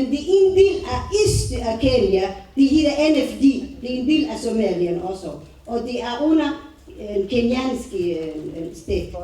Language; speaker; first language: Danish; non-native, fluent; Somali